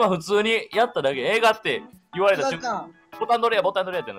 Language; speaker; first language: Japanese; native; Japanese